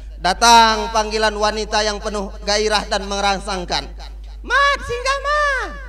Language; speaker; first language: Malay; native; Malay